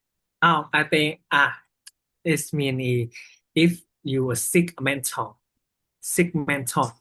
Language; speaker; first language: English; non-native, learner; Vietnamese